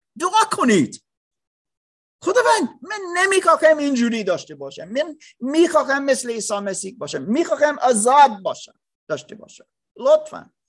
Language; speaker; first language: Persian; non-native, learner; English